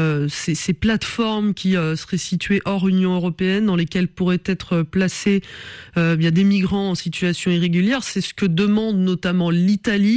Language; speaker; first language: French; native; French